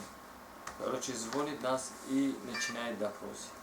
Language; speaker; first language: Russian; non-native, learner; Tajik